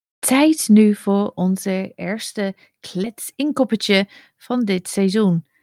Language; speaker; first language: Dutch; non-native, fluent; English